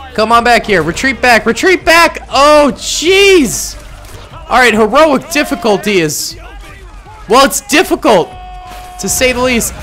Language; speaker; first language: English; native; English